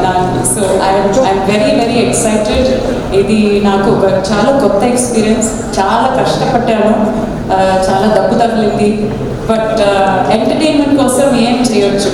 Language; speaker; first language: Telugu; non-native, learner; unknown